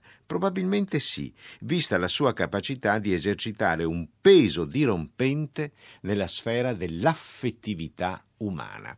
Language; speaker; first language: Italian; native; Italian